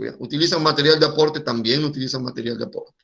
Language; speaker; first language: Spanish; native; Spanish